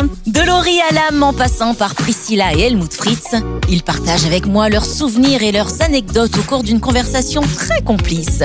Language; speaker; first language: French; native; French